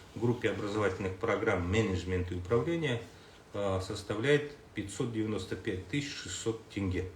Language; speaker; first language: Russian; non-native, local second language; Kazakh